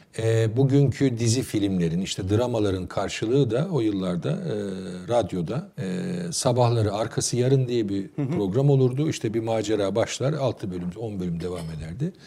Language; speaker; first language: Turkish; native; Turkish